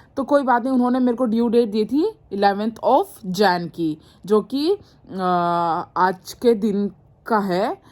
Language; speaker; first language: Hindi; non-native, local second language; Mizo